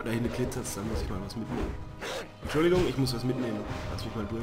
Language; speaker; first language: German; native; German